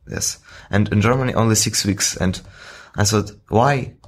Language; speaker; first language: English; non-native, fluent; Ukrainian